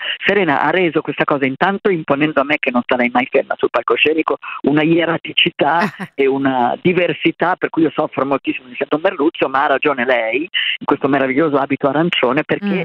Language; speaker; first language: Italian; native; Italian